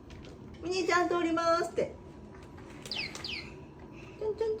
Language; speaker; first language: Japanese; native; Japanese